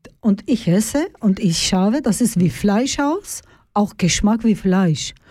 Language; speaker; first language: German; non-native, learner; Turkish